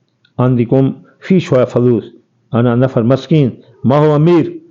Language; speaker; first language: Arabic; non-native, learner; Urdu